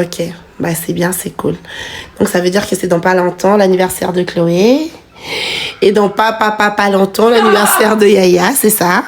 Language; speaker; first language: French; native; French